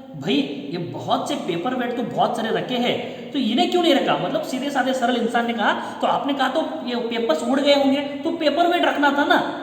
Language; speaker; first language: Hindi; non-native, local second language; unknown